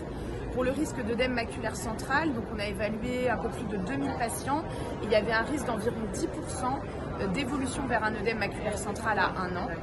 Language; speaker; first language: French; native; French